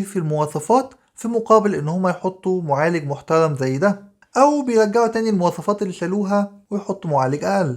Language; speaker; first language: Arabic; native; Arabic